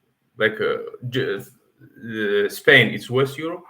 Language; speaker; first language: English; non-native, fluent; Arabic